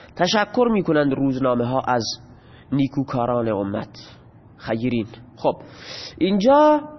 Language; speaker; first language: Persian; non-native, local second language; Baluchi